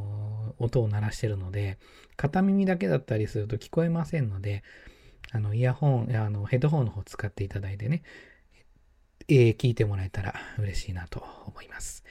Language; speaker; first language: Japanese; native; Japanese